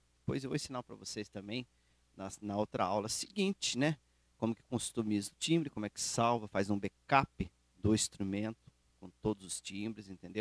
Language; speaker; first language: Portuguese; native; Portuguese